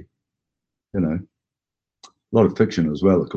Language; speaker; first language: English; native; English